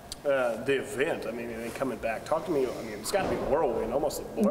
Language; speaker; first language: English; native; English